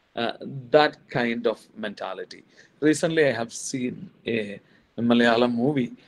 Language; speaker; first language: English; non-native, local second language; Malayalam